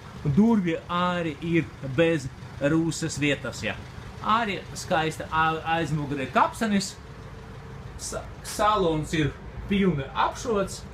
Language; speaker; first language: Latvian; non-native, local second language; Russian